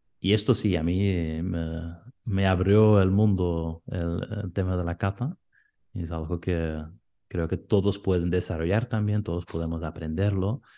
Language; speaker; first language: Spanish; non-native, fluent; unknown